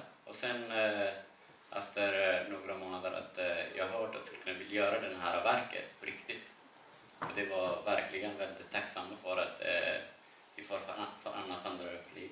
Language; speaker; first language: Swedish; non-native, learner; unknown